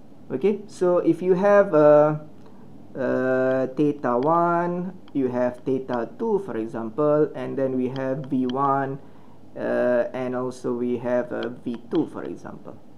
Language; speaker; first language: English; non-native, local second language; Malay